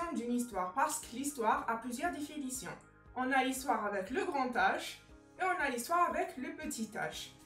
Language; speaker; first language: French; non-native, local second language; Arabic